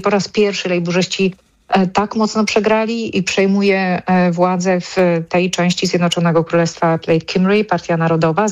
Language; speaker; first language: Polish; native; Polish